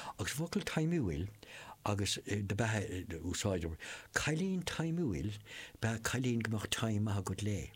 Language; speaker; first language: Irish; non-native, local second language; English